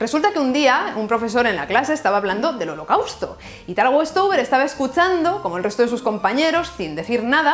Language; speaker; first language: Spanish; native; Spanish